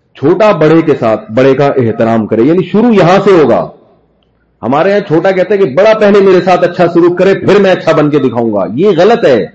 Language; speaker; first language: Urdu; native; Urdu